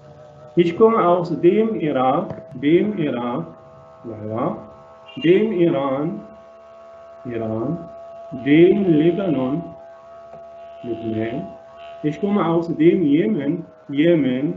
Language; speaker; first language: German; non-native, fluent; Arabic